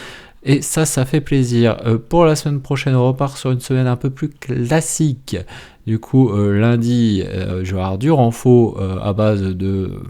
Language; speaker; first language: French; native; French